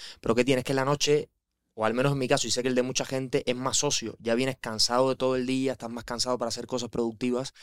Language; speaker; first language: Spanish; native; Spanish